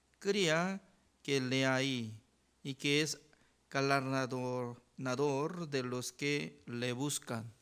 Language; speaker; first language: Spanish; non-native, learner; Korean